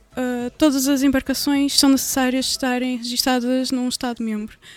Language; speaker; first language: Portuguese; native; Portuguese